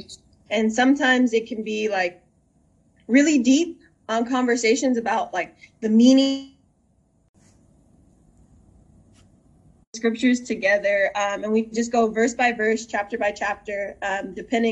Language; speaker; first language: English; native; English